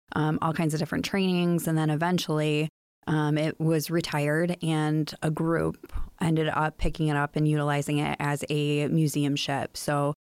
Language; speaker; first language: English; native; English